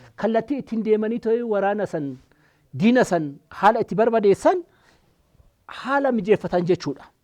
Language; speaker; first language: Oromo; native; Oromo